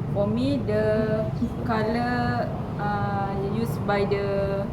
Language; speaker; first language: English; non-native, learner; Malay